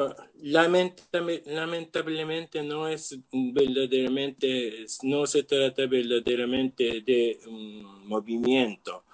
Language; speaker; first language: Spanish; non-native, learner; Japanese